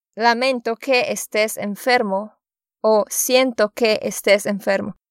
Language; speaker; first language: Spanish; native; Spanish